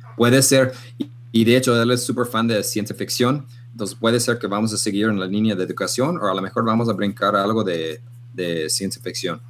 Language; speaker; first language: Spanish; non-native, fluent; English